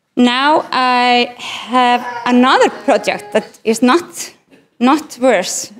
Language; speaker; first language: English; non-native, fluent; Icelandic